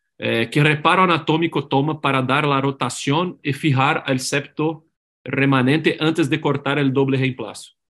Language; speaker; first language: Spanish; non-native, learner; Portuguese